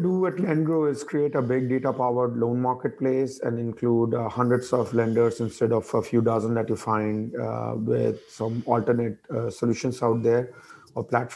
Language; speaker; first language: English; non-native, local second language; Hindi